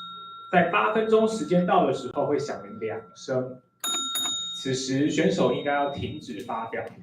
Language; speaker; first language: Chinese; native; Chinese